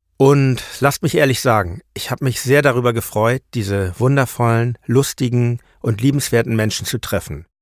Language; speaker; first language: German; native; German